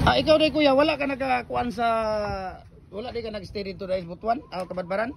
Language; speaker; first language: Filipino; non-native, local second language; Cebuano